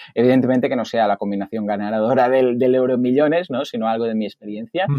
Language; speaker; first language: Spanish; native; Spanish